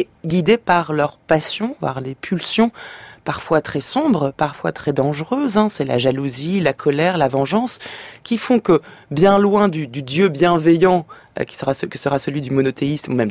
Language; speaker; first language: French; native; French